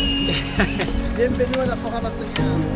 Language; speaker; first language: French; non-native, learner; Spanish